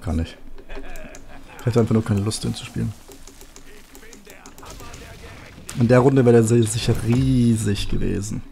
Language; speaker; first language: German; native; German